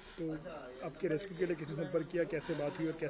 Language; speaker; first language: Hindi; native; Hindi